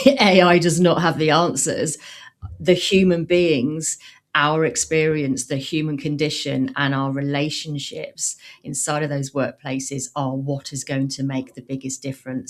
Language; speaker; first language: English; native; English